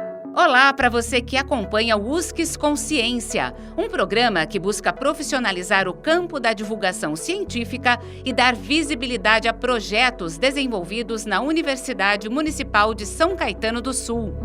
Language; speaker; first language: Portuguese; native; Portuguese